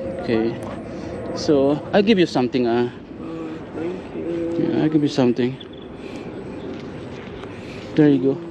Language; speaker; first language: English; non-native, learner; Filipino